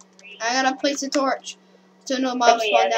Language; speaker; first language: English; native; English